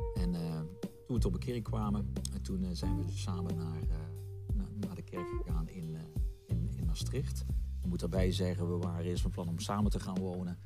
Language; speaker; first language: Dutch; native; Dutch